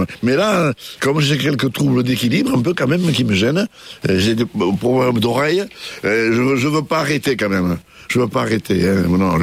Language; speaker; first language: French; native; French